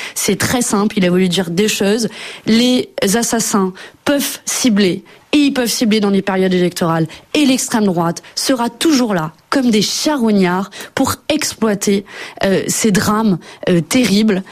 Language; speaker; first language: French; native; French